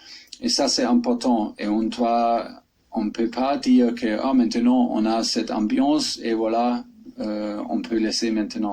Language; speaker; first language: French; non-native, fluent; German